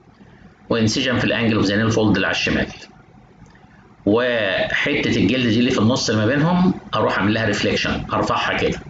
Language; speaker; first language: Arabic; native; Arabic